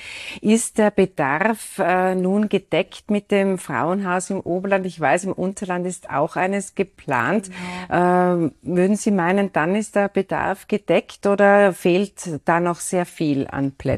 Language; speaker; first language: German; native; German